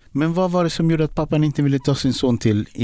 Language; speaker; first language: Swedish; native; Swedish